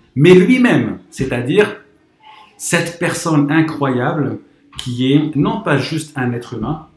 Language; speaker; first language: French; non-native, local second language; Arabic